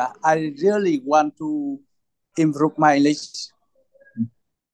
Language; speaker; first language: English; non-native, learner; Vietnamese